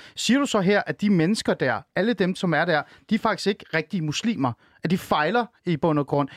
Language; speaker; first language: Danish; early bilingual, other home language; Persian